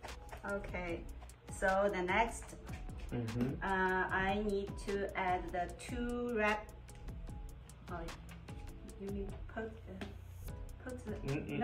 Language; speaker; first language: English; non-native, learner; Chinese